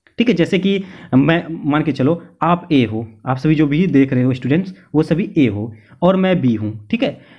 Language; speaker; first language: Hindi; native; Hindi